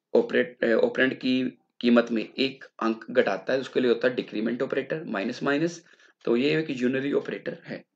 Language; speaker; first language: Hindi; non-native, local second language; Punjabi